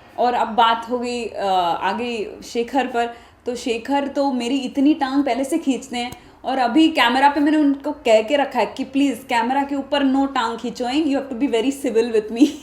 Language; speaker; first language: Hindi; non-native, local second language; Marathi